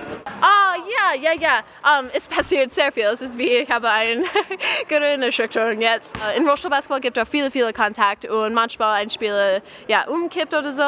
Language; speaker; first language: German; non-native, learner; English